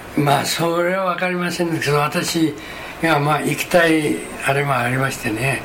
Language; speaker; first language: Japanese; non-native, local second language; Korean